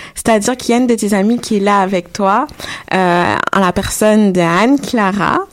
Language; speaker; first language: French; native; French